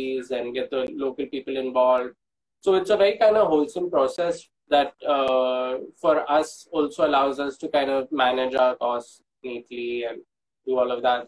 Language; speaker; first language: English; non-native, local second language; Hindi